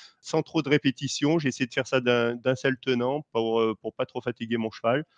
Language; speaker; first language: French; native; French